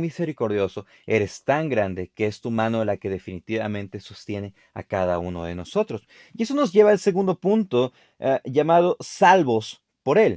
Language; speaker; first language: Spanish; native; Spanish